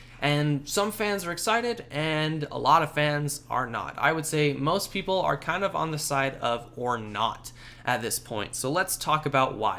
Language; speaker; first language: English; native; English